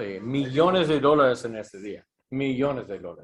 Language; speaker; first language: Spanish; non-native, learner; English